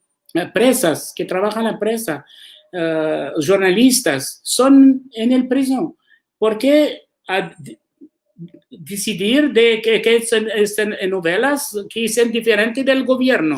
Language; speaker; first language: Spanish; non-native, learner; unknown